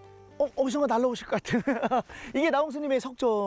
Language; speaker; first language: Korean; native; Korean